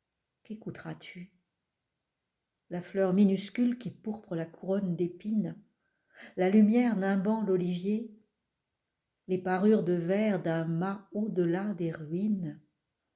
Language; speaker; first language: French; native; French